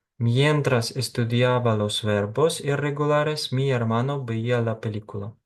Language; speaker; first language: Spanish; non-native, fluent; Ukrainian